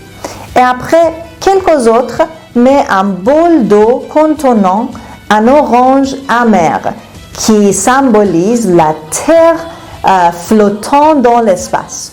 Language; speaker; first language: French; non-native, fluent; Persian